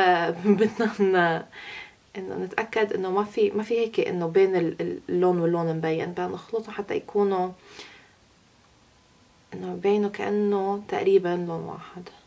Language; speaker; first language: Arabic; early bilingual, heritage; Arabic